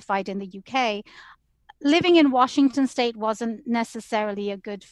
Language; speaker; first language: English; native; English